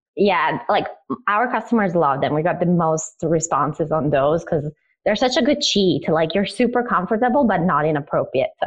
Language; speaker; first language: English; early bilingual, other home language; Italian